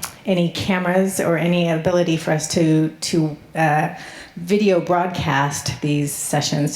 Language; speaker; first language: English; native; English